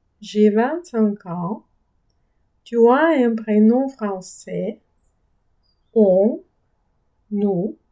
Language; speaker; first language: French; non-native, fluent; Ukrainian